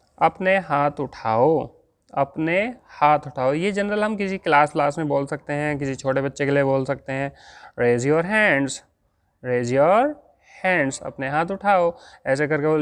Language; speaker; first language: Hindi; native; Hindi